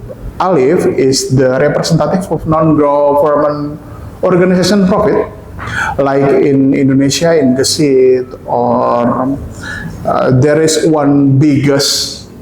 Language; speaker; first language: English; non-native, local second language; Indonesian